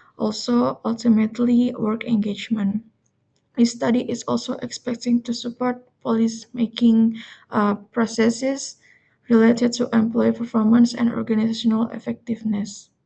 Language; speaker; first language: English; non-native, learner; Indonesian